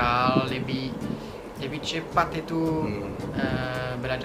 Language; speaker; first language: Indonesian; non-native, fluent; French